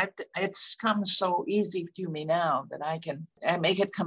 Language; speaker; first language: English; native; English